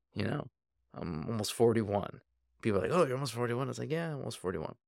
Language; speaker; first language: English; native; English